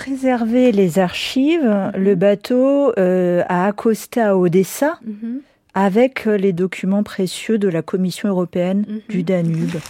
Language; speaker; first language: French; native; French